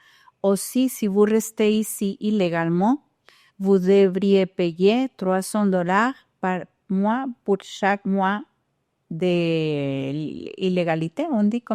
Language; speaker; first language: French; non-native, fluent; Spanish